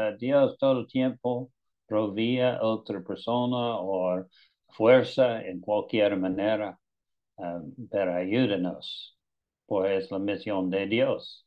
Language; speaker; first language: Spanish; non-native, learner; English